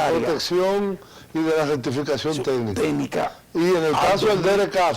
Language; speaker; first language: Spanish; native; Spanish